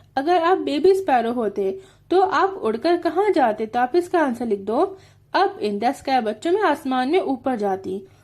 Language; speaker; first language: Hindi; native; Hindi